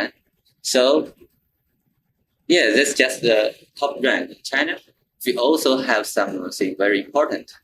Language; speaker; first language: English; non-native, learner; Chinese